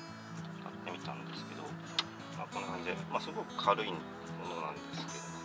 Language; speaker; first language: Japanese; native; Japanese